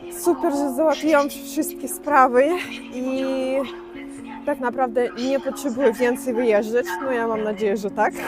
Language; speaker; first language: Polish; non-native, fluent; Russian